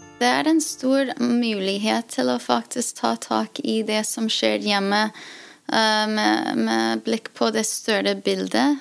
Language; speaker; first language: Norwegian; non-native, fluent; English